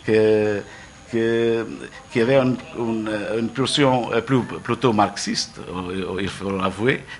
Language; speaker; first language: French; non-native, fluent; Portuguese